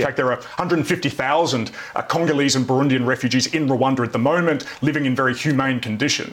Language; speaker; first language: English; native; English